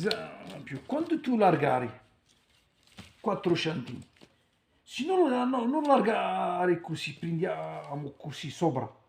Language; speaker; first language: Italian; non-native, learner; Arabic